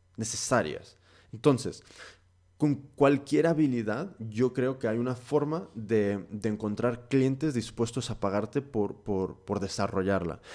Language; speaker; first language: Spanish; early bilingual, heritage; Spanish